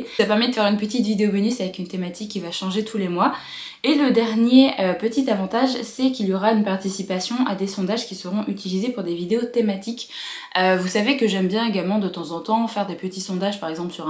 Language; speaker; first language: French; native; French